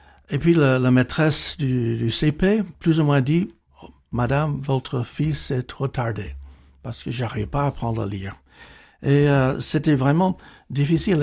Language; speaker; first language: French; non-native, fluent; English